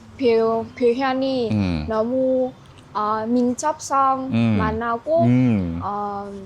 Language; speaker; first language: Korean; non-native, learner; Vietnamese